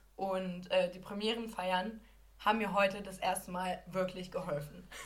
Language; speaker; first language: German; native; German